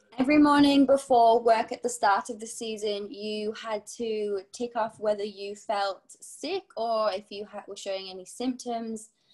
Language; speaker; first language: English; native; English